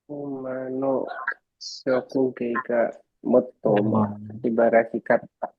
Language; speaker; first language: Japanese; non-native, learner; Indonesian